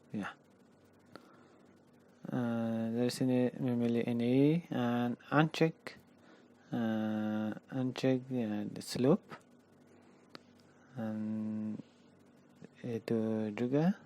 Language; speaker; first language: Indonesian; non-native, learner; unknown